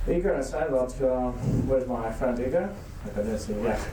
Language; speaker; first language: English; non-native, fluent; Greek